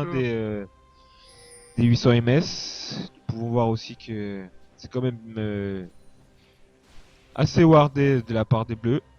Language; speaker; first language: French; native; French